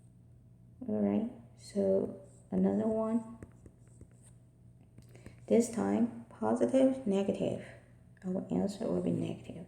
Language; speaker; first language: English; non-native, fluent; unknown